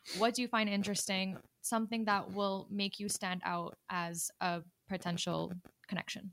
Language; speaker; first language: English; native; English